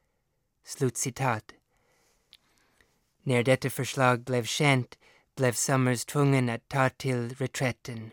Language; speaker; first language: Swedish; non-native, fluent; English